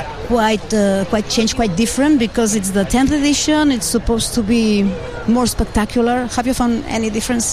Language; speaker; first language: English; non-native, learner; Catalan